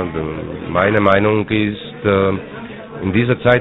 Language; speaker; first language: German; non-native, learner; Czech